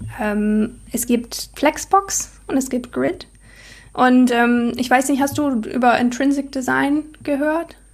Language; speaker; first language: German; non-native, fluent; English